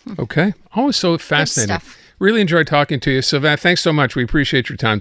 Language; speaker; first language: English; native; English